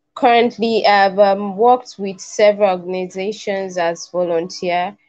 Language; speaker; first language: English; non-native, local second language; Igbo